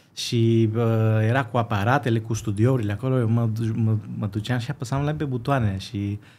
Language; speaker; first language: Romanian; early bilingual, heritage; Greek